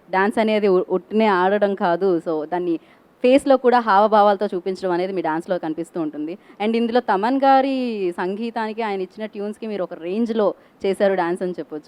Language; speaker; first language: Telugu; native; Telugu